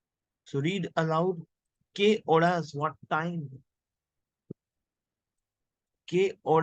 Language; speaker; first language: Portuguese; non-native, learner; Hindi